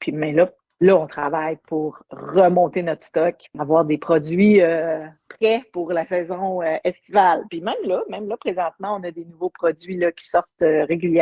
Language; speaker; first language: French; native; French